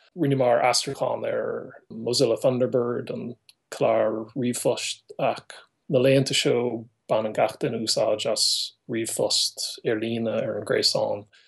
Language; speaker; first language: Irish; non-native, fluent; English